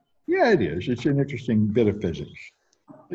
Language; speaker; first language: English; native; English